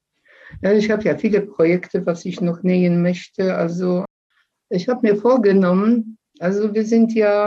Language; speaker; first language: German; early bilingual, other home language; Polish